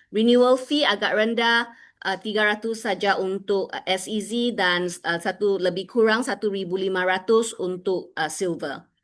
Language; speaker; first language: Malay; non-native, local second language; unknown